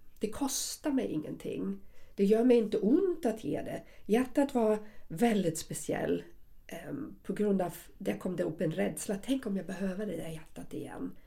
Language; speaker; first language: Swedish; non-native, fluent; German